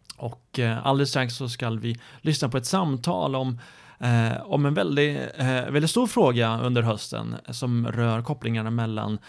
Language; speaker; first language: Swedish; native; Swedish